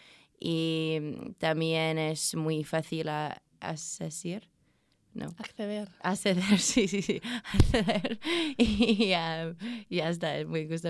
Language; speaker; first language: Spanish; non-native, learner; English